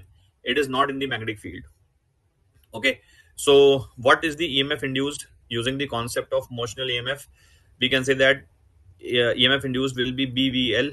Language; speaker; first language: English; non-native, local second language; Hindi